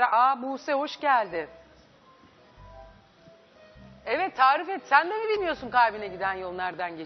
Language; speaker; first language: Turkish; native; Turkish